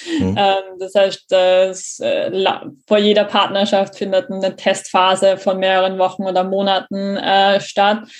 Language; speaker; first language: German; native; German